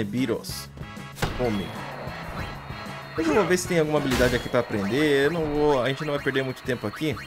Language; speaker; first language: Portuguese; native; Portuguese